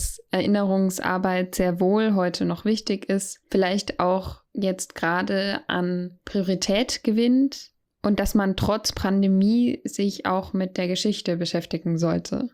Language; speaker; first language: German; native; German